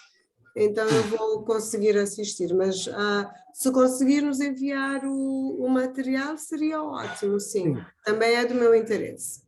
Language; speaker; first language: Portuguese; non-native, local second language; Kabuverdianu